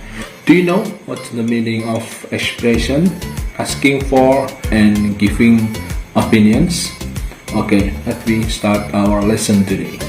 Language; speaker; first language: English; non-native, fluent; Indonesian